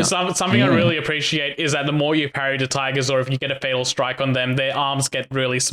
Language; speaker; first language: English; native; English